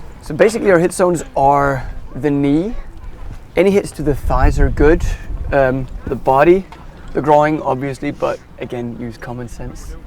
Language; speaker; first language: English; non-native, fluent; Danish